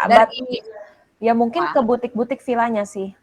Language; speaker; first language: Indonesian; native; Indonesian